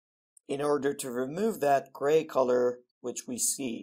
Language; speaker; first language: English; non-native, fluent; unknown